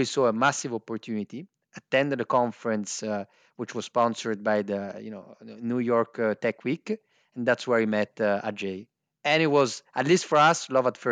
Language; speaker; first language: English; non-native, fluent; Italian